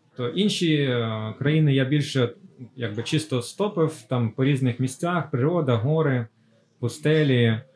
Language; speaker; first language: Ukrainian; native; Ukrainian